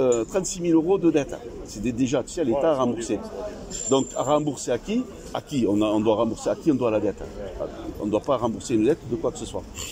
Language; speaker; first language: French; native; French